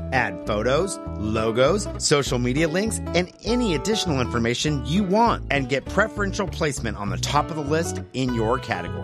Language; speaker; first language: English; native; English